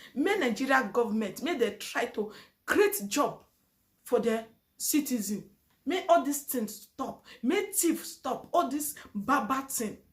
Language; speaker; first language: Nigerian Pidgin; native; Nigerian Pidgin